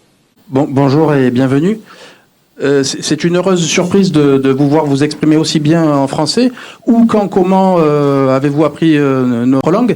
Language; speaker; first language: French; native; French